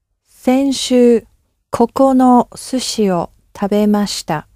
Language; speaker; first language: Japanese; non-native, learner; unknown